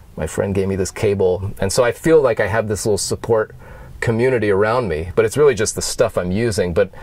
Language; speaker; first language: English; native; English